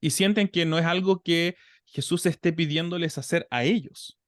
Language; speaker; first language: Spanish; native; Spanish